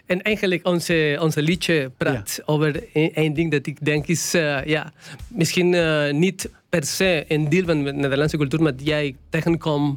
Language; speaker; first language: Dutch; non-native, learner; Spanish